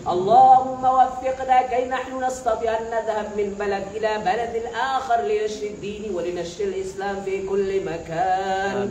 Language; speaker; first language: Arabic; non-native, fluent; Bangla